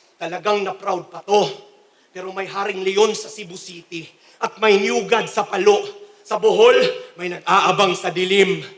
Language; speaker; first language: Filipino; non-native, local second language; Cebuano